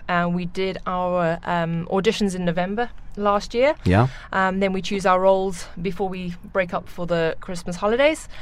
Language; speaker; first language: English; native; English